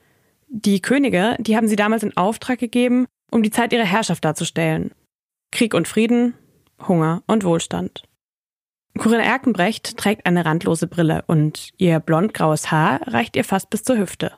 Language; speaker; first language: German; native; German